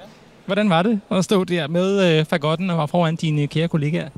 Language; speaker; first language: Danish; native; Danish